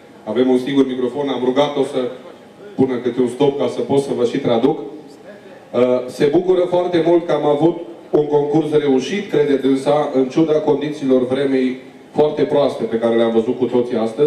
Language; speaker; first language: Romanian; native; Romanian